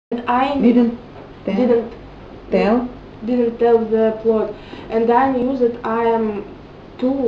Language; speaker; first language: English; non-native, learner; Russian